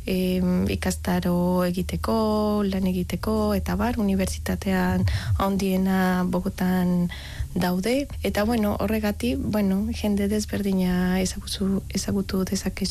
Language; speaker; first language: Basque; non-native, learner; Spanish